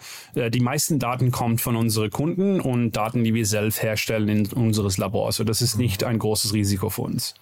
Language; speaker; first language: German; non-native, learner; Dutch